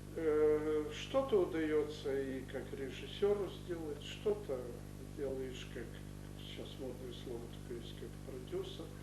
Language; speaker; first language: Russian; native; Russian